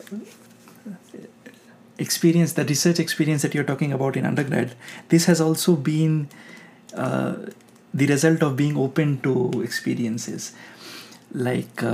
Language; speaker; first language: English; non-native, local second language; Hindi